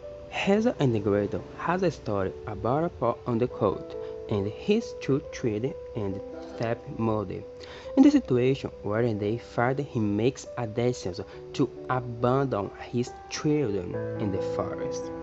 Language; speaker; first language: English; non-native, learner; Portuguese